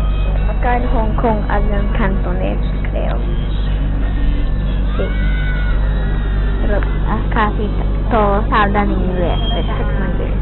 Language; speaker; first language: Spanish; early bilingual, heritage; English